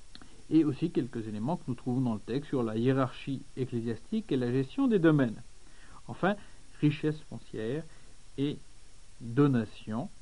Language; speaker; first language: French; native; French